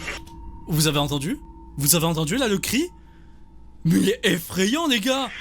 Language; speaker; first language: French; native; French